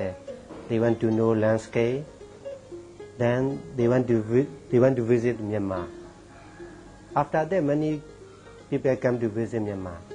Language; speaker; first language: English; non-native, learner; Burmese